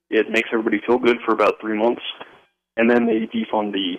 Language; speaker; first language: English; native; English